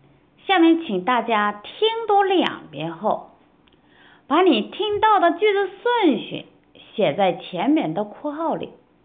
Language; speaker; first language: Chinese; non-native, fluent; Korean